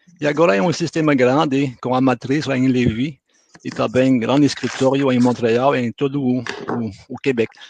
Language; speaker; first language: Portuguese; non-native, fluent; French